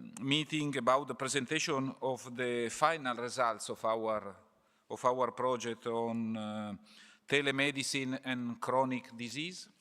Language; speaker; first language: English; non-native, fluent; Italian